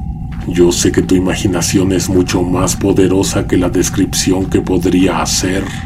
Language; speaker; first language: Spanish; native; Spanish